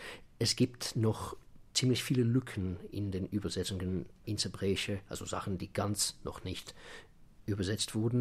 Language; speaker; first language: German; non-native, fluent; Russian